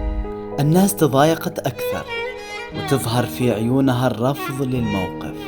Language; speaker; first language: Arabic; native; Arabic